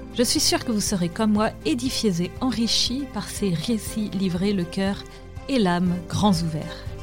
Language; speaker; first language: French; native; French